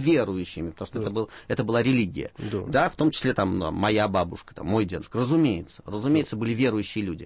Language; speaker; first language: Russian; native; Russian